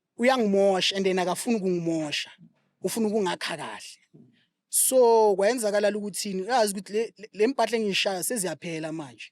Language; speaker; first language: Zulu; non-native, local second language; Southern Sotho